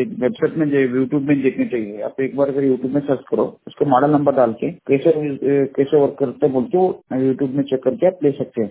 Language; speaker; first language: Hindi; non-native, local second language; Kannada